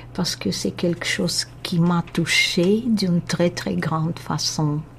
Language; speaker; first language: French; non-native, fluent; Russian